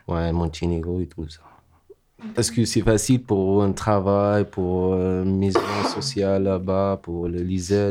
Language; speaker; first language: French; non-native, learner; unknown